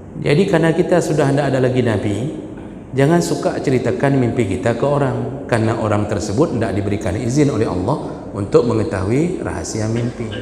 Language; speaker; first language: Malay; non-native, local second language; Achinese